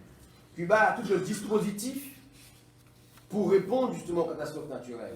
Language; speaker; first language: French; non-native, local second language; Haitian Creole